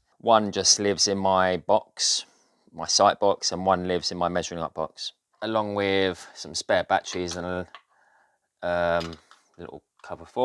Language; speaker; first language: English; native; English